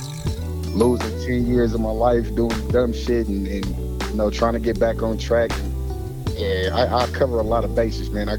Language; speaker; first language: English; native; English